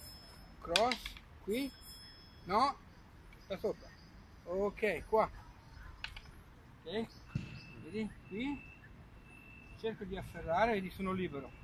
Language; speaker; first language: Italian; non-native, fluent; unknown